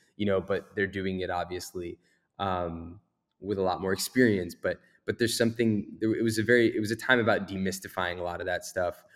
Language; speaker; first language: English; native; English